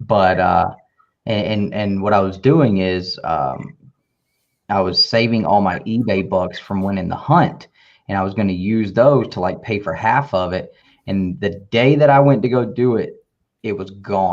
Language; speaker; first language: English; native; English